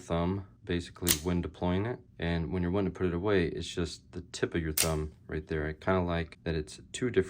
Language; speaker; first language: English; native; English